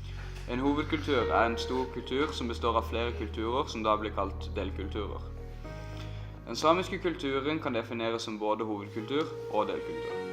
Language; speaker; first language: Norwegian; native; Norwegian